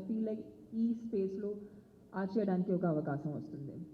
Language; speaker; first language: Telugu; non-native, fluent; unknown